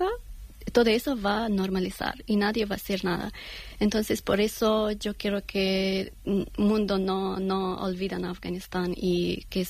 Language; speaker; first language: Spanish; non-native, fluent; Persian